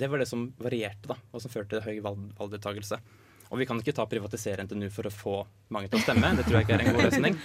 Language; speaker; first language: Norwegian; native; Norwegian